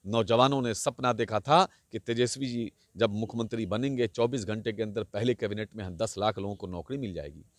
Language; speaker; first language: Hindi; native; Hindi